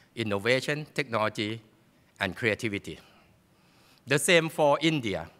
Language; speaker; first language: English; non-native, fluent; Thai